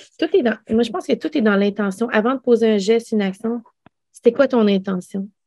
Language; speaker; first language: French; early bilingual, other home language; Lao